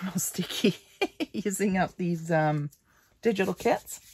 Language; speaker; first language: English; native; English